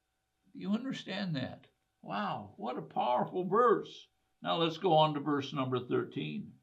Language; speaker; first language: English; native; English